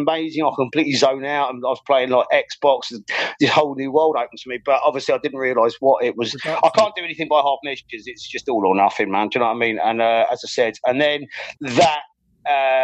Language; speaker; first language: English; native; English